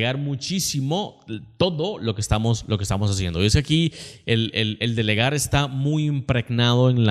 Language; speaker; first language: Spanish; native; Spanish